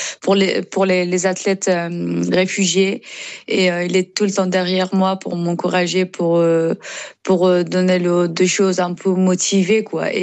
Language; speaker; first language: French; non-native, learner; Persian